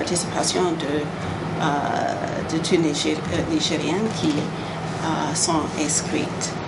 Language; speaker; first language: French; non-native, learner; English